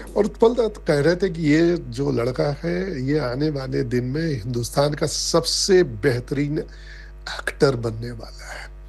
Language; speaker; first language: Hindi; non-native, local second language; Bangla